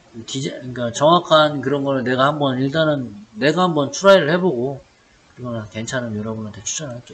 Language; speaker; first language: Korean; native; Korean